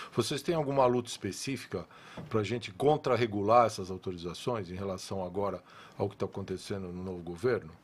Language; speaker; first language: Portuguese; native; Portuguese